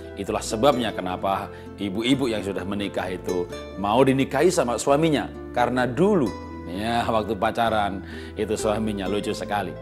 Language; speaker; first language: Indonesian; native; Indonesian